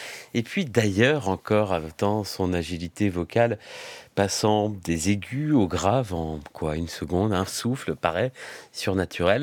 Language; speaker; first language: French; native; French